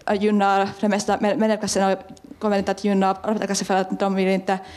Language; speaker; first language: Swedish; non-native, fluent; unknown